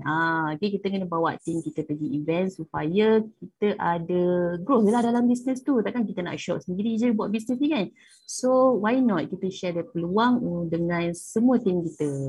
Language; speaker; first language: Malay; native; Malay